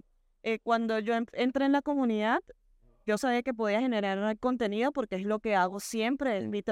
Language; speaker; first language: Spanish; native; Spanish